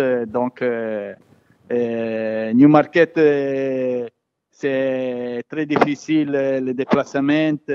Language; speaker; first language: French; non-native, learner; Italian